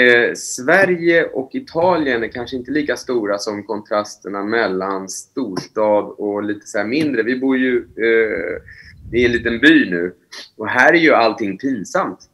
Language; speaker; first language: Swedish; native; Swedish